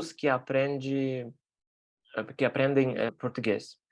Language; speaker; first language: Portuguese; non-native, fluent; Russian